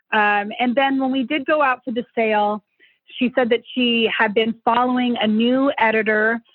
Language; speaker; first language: English; native; English